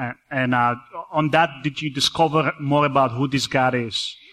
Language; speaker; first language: English; non-native, fluent; Czech